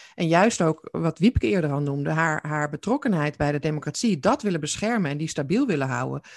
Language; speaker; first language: Dutch; native; Dutch